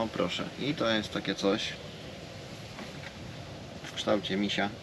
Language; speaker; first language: Polish; native; Polish